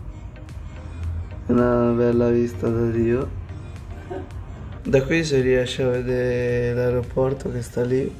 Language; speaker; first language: Italian; early bilingual, other home language; Filipino